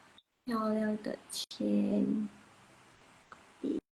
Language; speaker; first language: Chinese; non-native, fluent; Indonesian